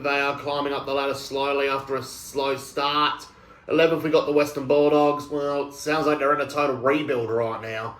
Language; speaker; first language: English; native; English